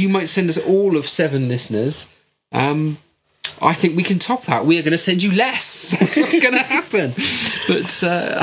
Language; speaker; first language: English; native; English